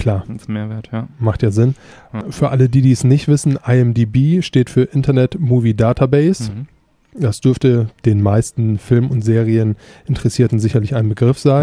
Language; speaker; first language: German; native; German